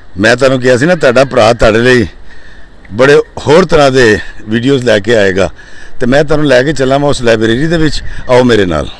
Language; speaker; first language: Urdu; non-native, local second language; Punjabi